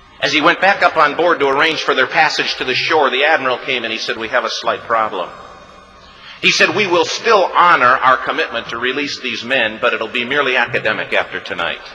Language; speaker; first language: English; native; English